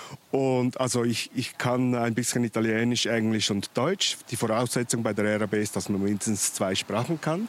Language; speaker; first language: German; non-native, local second language; Italian